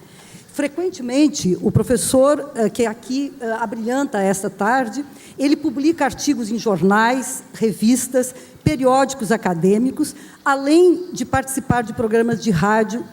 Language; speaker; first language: Portuguese; native; Portuguese